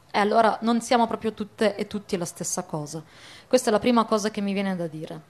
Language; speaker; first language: Italian; early bilingual, other home language; Arabic